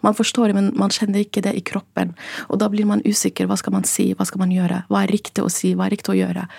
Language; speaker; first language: Norwegian; non-native, fluent; Arabic